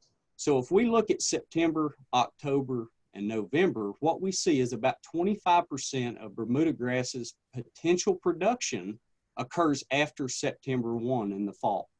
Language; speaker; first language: English; native; English